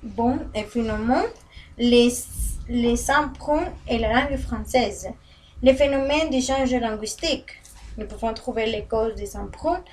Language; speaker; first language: French; non-native, learner; Spanish